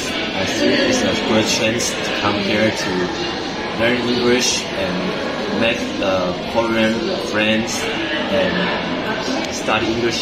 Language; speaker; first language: English; non-native, learner; Chinese